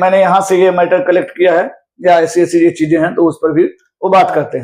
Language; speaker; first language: Hindi; native; Hindi